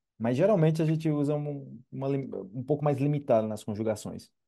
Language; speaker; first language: Portuguese; native; Portuguese